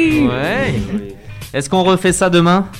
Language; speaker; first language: French; native; French